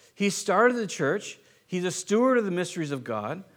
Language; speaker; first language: English; native; English